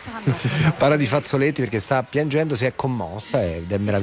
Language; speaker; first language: Italian; native; Italian